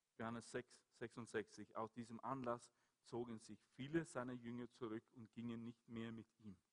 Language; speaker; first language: German; non-native, fluent; Swedish